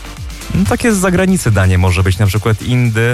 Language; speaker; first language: Polish; native; Polish